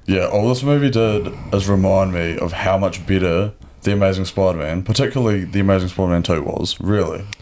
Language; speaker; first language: English; native; English